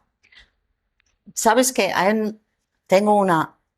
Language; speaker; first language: Spanish; non-native, learner; English